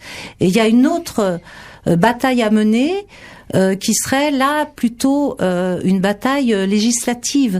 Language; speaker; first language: French; native; French